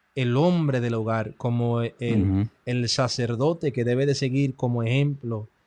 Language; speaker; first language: Spanish; early bilingual, heritage; Spanish